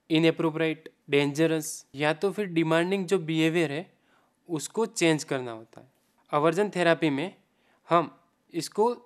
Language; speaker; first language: Hindi; non-native, local second language; Gujarati